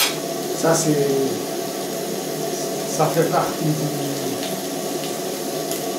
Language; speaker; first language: French; non-native, fluent; Portuguese